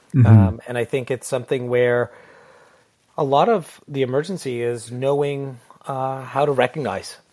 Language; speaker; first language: English; native; English